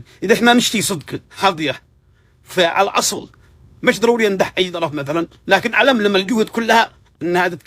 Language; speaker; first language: Arabic; native; Arabic